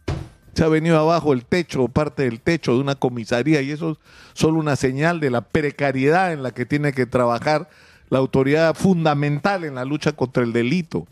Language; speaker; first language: Spanish; native; Spanish